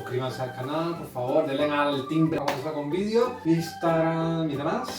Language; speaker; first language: Spanish; non-native, fluent; Korean